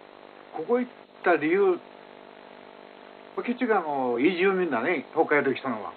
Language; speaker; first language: Japanese; native; Japanese